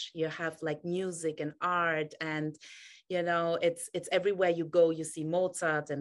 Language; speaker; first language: English; non-native, fluent; German